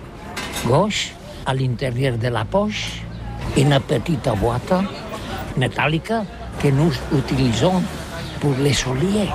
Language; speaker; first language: French; non-native, learner; Catalan